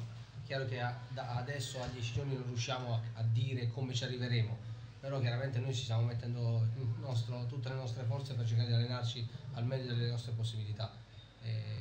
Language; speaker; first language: Italian; native; Italian